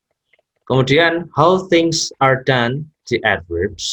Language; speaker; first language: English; non-native, fluent; Indonesian